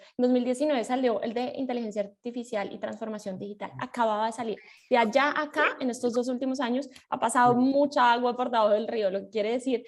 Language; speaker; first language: Spanish; native; Spanish